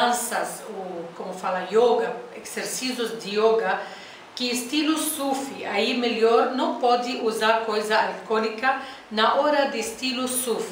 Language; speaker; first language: Portuguese; non-native, fluent; Arabic